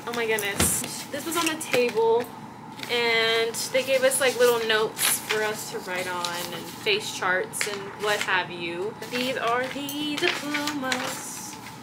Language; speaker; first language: English; early bilingual, other home language; Spanish